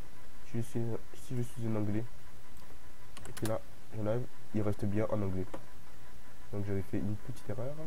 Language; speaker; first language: French; native; French